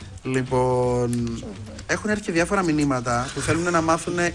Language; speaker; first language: Greek; native; Greek